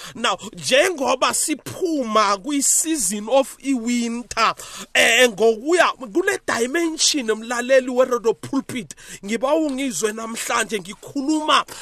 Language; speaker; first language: Zulu; non-native, local second language; South Ndebele